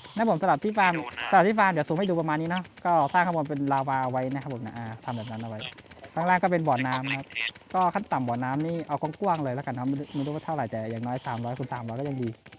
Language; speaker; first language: Thai; native; Thai